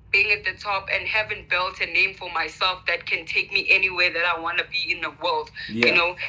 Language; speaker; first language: English; non-native, local second language; Zulu